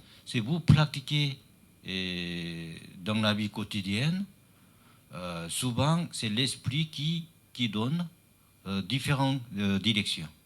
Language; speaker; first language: French; non-native, learner; Chinese